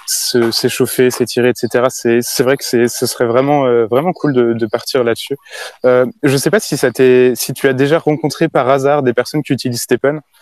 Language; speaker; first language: French; native; French